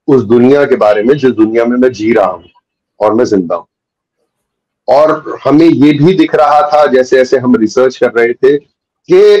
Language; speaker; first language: Hindi; native; Hindi